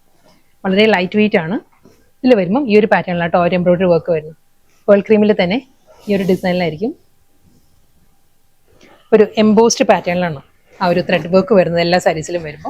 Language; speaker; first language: Malayalam; native; Malayalam